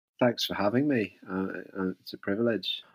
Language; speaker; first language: English; native; English